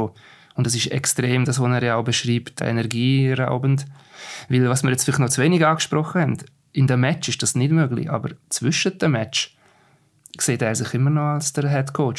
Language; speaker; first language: German; native; German